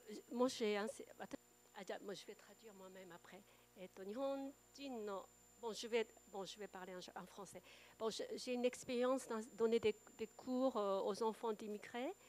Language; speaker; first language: French; non-native, fluent; Japanese